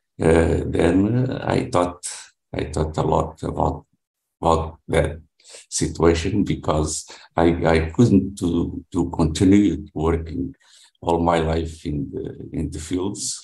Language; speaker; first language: English; non-native, learner; Portuguese